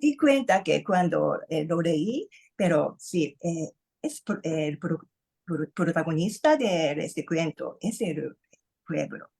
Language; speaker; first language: Spanish; non-native, learner; Japanese